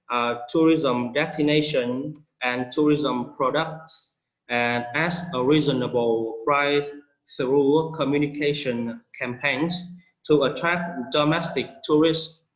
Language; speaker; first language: English; non-native, fluent; Vietnamese